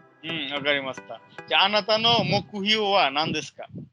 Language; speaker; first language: Japanese; non-native, fluent; Bangla